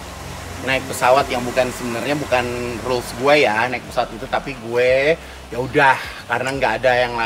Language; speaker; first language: Indonesian; native; Indonesian